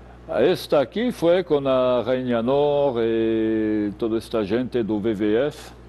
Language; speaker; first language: Portuguese; non-native, fluent; French